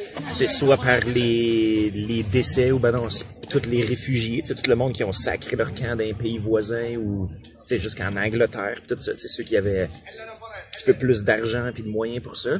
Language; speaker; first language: French; native; French